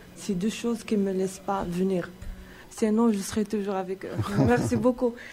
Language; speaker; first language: French; non-native, local second language; Arabic